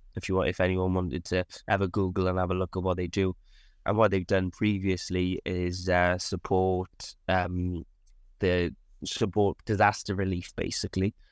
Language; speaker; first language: English; native; English